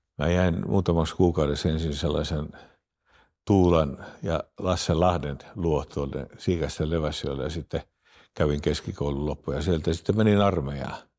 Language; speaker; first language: Finnish; early bilingual, heritage; Finnish